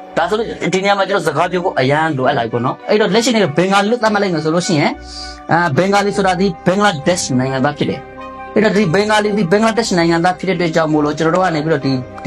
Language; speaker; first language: Burmese; non-native, local second language; Rohingya